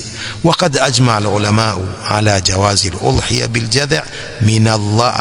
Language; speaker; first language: Arabic; non-native, fluent; Swahili